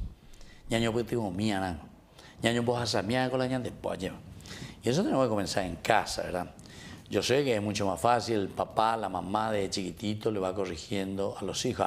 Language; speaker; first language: Spanish; native; Spanish